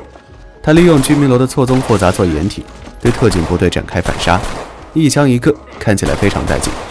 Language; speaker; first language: Chinese; native; Chinese